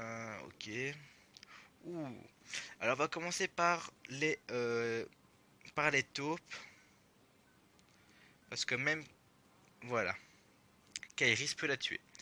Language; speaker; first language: French; native; French